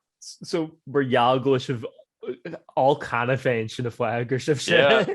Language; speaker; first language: Irish; native; Irish